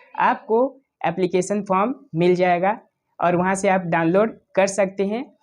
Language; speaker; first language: Hindi; native; Hindi